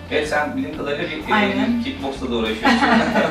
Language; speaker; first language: Turkish; native; Turkish